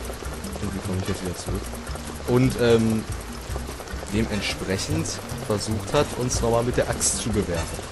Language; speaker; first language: German; native; German